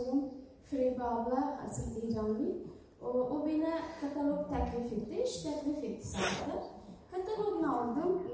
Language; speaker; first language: Turkish; non-native, learner; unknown